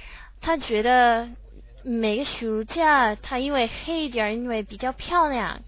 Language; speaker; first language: Chinese; non-native, learner; English